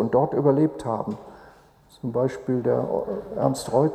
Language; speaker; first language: German; native; German